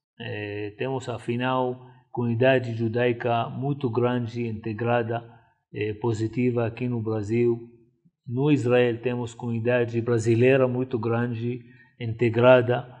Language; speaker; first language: Portuguese; non-native, fluent; Arabic